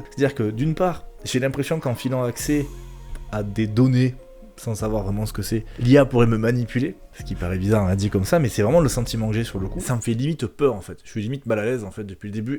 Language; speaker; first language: French; native; French